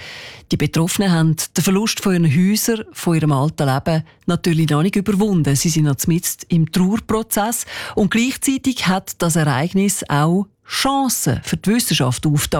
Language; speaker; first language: German; native; German